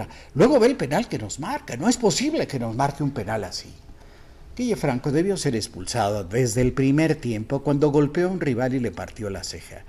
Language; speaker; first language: Spanish; native; Spanish